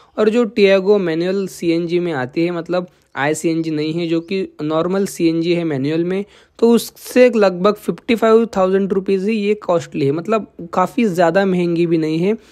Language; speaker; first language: Hindi; non-native, local second language; Marathi